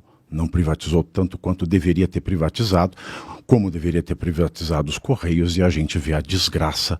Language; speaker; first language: Portuguese; native; Portuguese